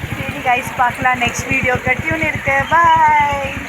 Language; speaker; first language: Tamil; non-native, learner; Marathi